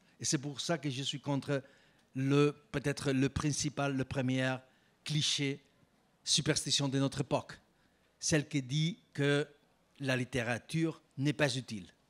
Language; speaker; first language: French; non-native, fluent; Spanish